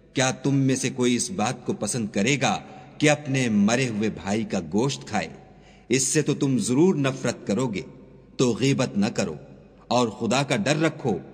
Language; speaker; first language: Urdu; native; Urdu